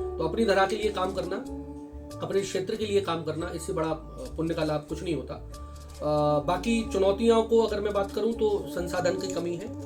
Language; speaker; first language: Hindi; native; Hindi